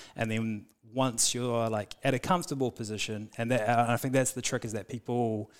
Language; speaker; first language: English; native; English